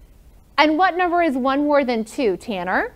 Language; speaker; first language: English; native; English